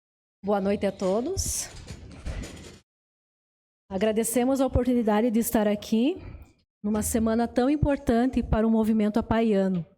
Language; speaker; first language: Portuguese; native; Portuguese